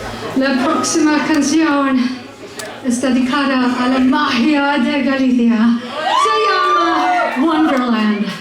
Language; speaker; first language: Spanish; non-native, learner; English